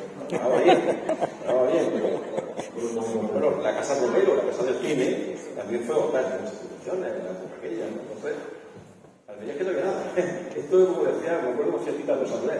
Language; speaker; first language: Spanish; native; Spanish